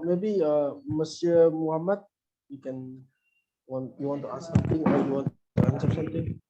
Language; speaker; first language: English; non-native, fluent; Indonesian